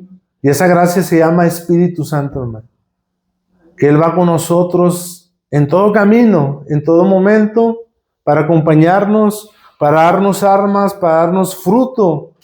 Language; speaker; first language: Spanish; native; Spanish